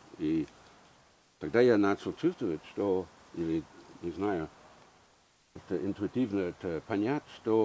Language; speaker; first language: Russian; early bilingual, heritage; English